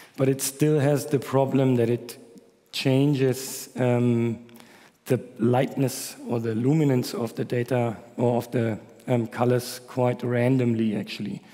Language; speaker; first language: English; non-native, fluent; German